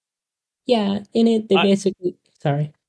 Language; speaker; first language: English; native; English